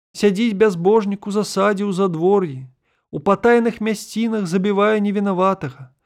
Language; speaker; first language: Belarusian; native; Belarusian